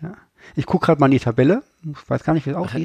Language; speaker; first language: German; native; German